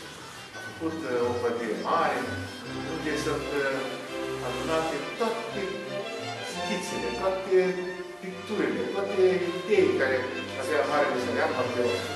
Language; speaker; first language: Romanian; non-native, local second language; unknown